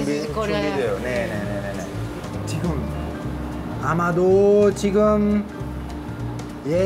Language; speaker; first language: Korean; non-native, learner; Italian